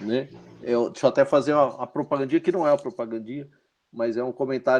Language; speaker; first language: Portuguese; native; Portuguese